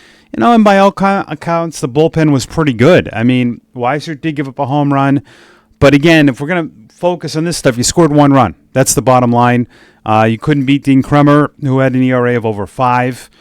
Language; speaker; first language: English; native; English